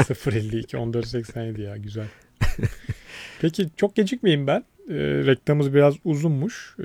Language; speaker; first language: Turkish; native; Turkish